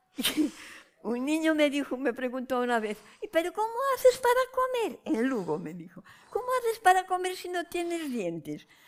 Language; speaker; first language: Spanish; non-native, local second language; Galician